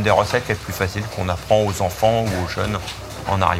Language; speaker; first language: French; native; French